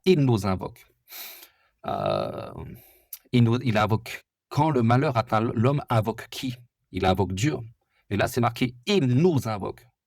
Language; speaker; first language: French; native; French